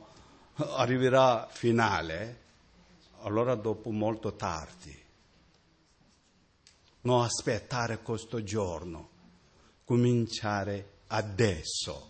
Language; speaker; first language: Italian; non-native, learner; Tibetan